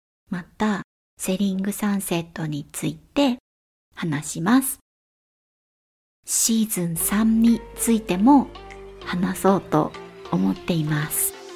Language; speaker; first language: Japanese; native; Japanese